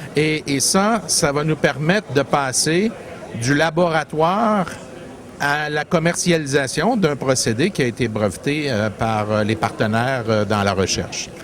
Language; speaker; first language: French; native; French